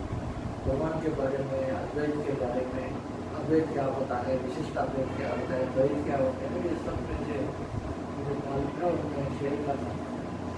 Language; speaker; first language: Hindi; non-native, local second language; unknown